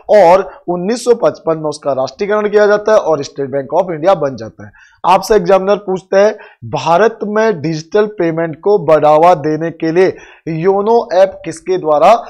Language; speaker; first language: Hindi; native; Hindi